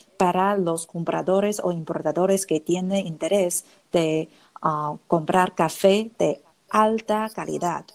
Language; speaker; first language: Spanish; non-native, fluent; Chinese